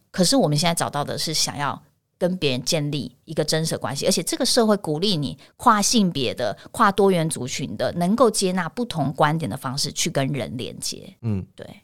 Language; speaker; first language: Chinese; native; Chinese